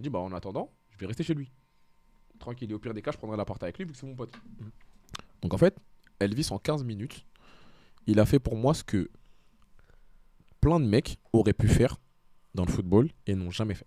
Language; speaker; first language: French; native; French